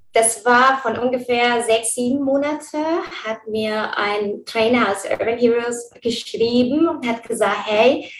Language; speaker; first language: German; non-native, fluent; Spanish